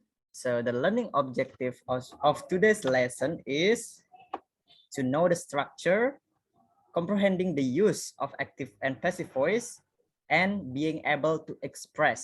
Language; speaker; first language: English; non-native, fluent; Indonesian